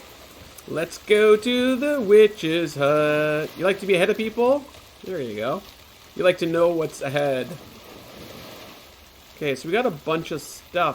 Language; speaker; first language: English; native; English